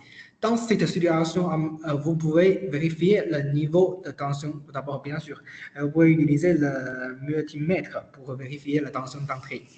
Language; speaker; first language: French; non-native, learner; Chinese